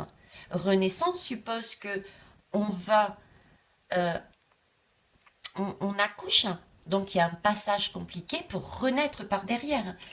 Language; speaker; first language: French; native; French